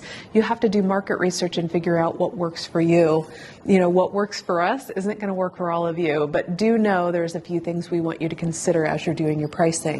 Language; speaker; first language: English; native; English